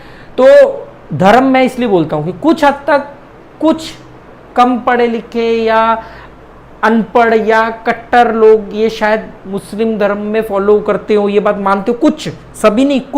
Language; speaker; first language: Hindi; native; Hindi